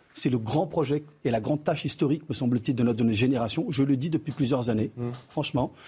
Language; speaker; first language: French; early bilingual, other home language; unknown